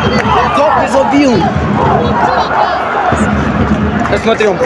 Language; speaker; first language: Russian; non-native, local second language; Kazakh